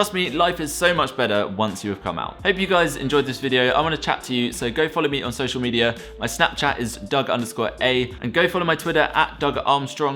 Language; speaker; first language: English; native; English